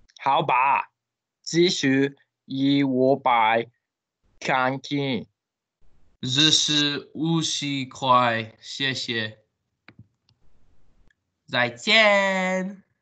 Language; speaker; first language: Chinese; non-native, learner; English